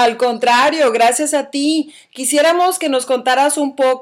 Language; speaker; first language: Spanish; native; Spanish